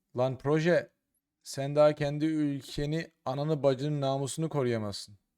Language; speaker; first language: Turkish; native; Turkish